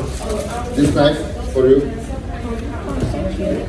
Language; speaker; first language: English; non-native, learner; Polish